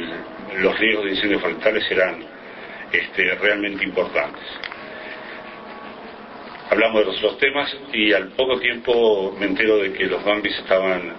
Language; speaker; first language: Spanish; native; Spanish